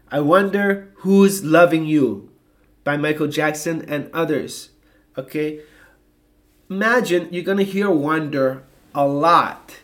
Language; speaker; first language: English; native; English